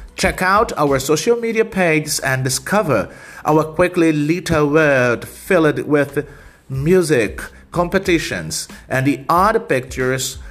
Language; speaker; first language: English; non-native, fluent; Portuguese